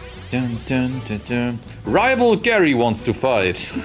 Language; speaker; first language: English; non-native, fluent; German